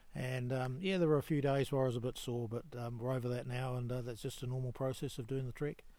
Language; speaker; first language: English; native; English